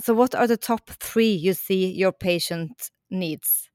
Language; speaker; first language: English; non-native, fluent; Norwegian